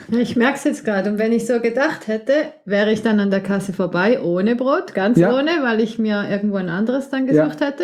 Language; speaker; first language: German; native; German